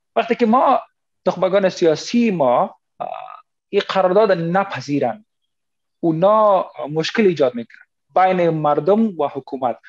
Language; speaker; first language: Persian; non-native, local second language; Pashto